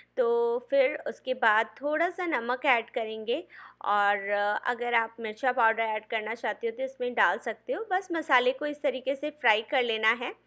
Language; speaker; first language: Hindi; non-native, local second language; Bangla